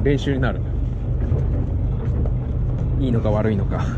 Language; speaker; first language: Japanese; native; Japanese